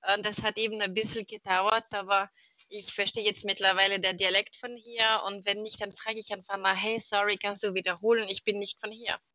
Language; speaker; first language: German; non-native, fluent; French